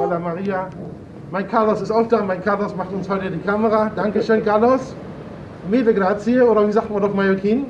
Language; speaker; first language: German; native; German